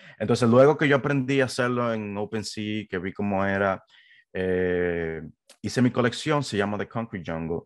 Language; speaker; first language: Spanish; native; Spanish